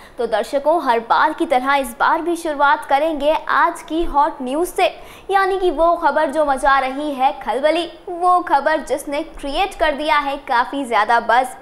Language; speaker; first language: Hindi; native; Hindi